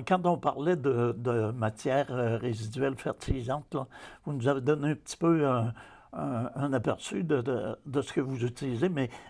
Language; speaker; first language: French; native; French